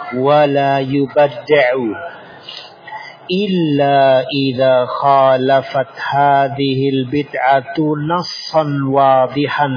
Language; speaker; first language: Arabic; non-native, fluent; Indonesian